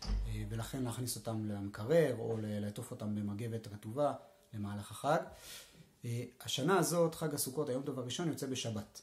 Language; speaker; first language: Hebrew; native; Hebrew